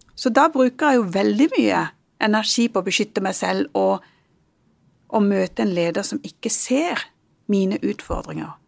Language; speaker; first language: Norwegian; early bilingual, other home language; Punjabi